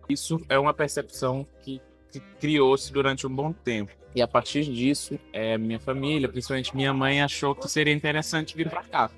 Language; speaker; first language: Portuguese; non-native, local second language; Kabuverdianu